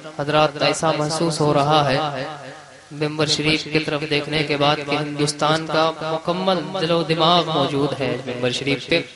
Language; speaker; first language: Urdu; native; Urdu